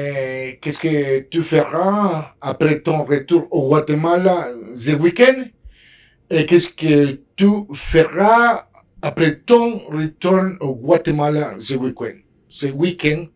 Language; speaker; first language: French; non-native, fluent; Spanish